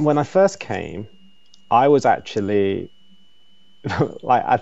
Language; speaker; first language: English; native; English